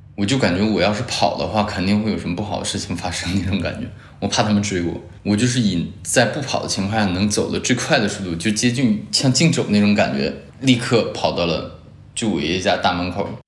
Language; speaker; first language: Chinese; native; Chinese